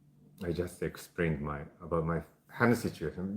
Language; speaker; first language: English; non-native, fluent; Japanese